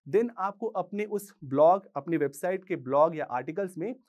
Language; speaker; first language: Hindi; native; Hindi